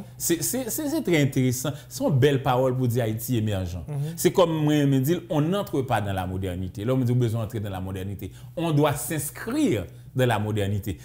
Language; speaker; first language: French; native; French